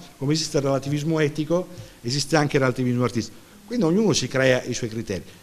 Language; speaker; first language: Italian; native; Italian